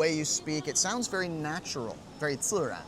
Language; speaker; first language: English; native; English